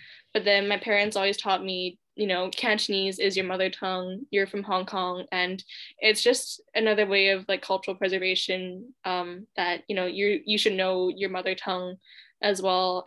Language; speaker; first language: English; non-native, local second language; Cantonese